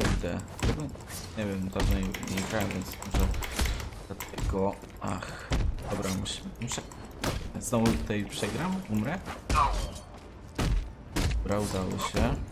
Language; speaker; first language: Polish; native; Polish